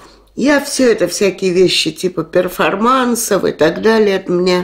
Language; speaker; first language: Russian; native; Russian